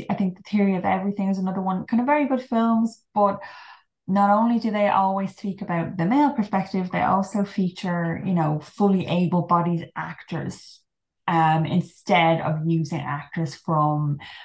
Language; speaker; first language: English; native; English